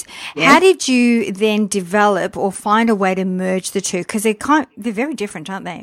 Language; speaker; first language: English; native; English